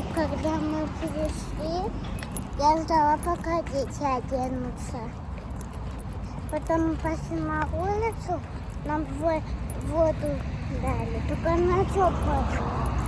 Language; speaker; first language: Russian; early bilingual, other home language; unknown